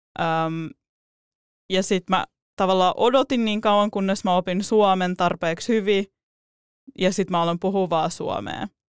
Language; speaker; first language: Finnish; early bilingual, other home language; Russian